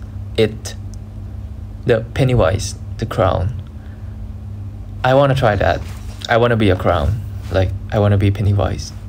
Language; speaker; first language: English; non-native, learner; Thai